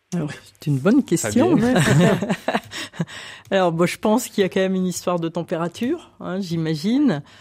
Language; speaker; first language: French; native; French